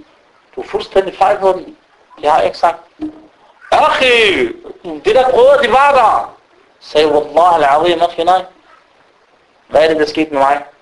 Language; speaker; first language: Danish; non-native, fluent; Arabic